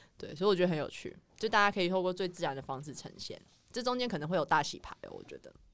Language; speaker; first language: Chinese; native; Chinese